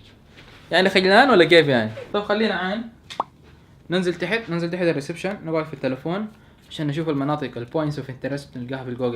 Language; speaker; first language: Arabic; native; Arabic